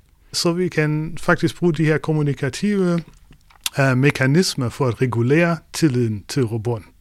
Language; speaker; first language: Danish; non-native, fluent; German